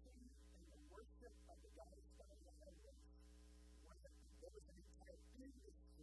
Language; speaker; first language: English; native; English